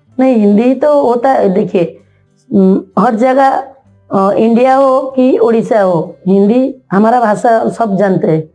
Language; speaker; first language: Hindi; non-native, local second language; Odia